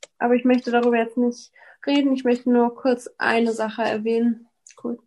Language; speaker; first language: German; non-native, fluent; English